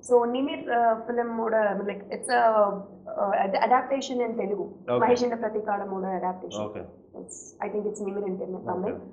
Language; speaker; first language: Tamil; non-native, learner; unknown